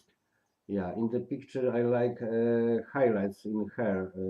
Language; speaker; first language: English; non-native, learner; Polish